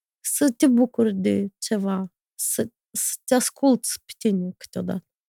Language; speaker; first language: Romanian; native; Romanian